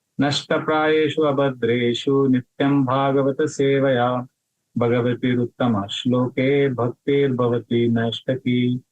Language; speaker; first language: Hindi; non-native, local second language; Marathi